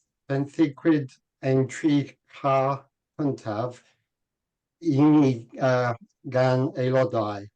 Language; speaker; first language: Welsh; non-native, learner; English